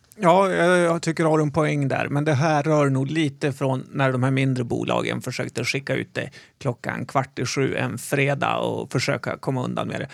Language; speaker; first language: Swedish; native; Swedish